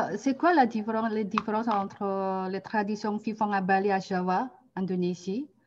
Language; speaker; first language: French; non-native, fluent; Indonesian